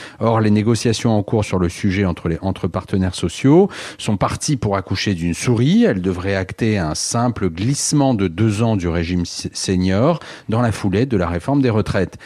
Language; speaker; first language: French; native; French